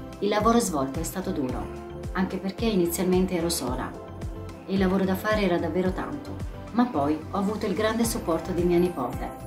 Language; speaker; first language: Italian; non-native, fluent; Albanian